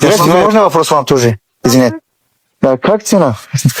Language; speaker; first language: Russian; non-native, learner; Tajik